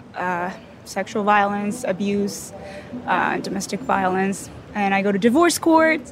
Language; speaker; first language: English; non-native, fluent; Japanese